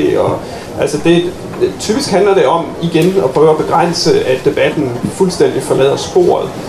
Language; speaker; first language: Danish; native; Danish